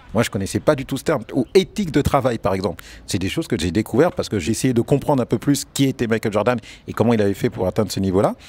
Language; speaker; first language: French; early bilingual, other home language; Wolof